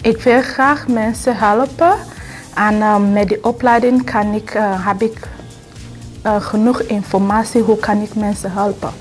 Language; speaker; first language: Dutch; non-native, learner; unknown